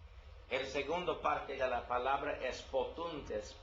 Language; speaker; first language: Spanish; non-native, learner; English